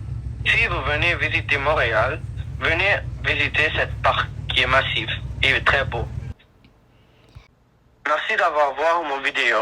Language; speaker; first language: French; non-native, learner; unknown